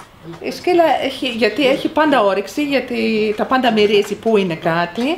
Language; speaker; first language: Greek; non-native, fluent; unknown